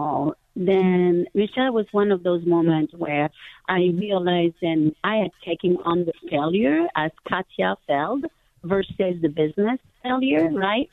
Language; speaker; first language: English; non-native, fluent; French